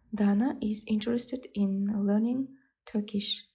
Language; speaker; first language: English; non-native, fluent; Kazakh